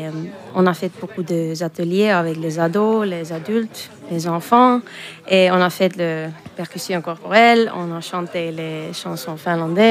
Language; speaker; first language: French; non-native, fluent; Finnish